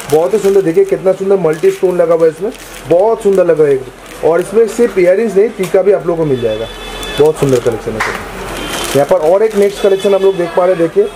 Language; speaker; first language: Hindi; non-native, local second language; Bangla